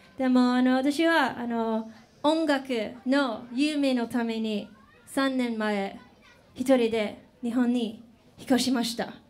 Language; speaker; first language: Japanese; non-native, learner; English